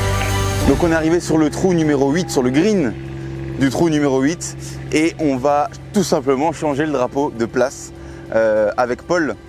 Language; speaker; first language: French; native; French